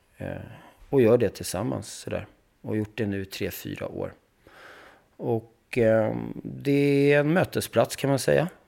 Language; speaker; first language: Swedish; early bilingual, other home language; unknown